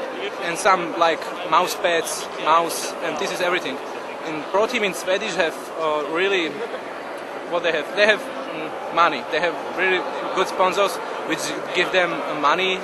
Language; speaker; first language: English; non-native, learner; Bulgarian